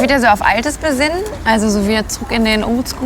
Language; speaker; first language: German; native; German